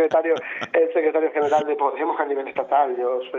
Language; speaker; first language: Spanish; native; Spanish